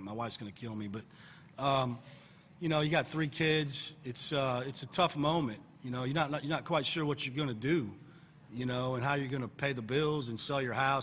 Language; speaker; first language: English; native; English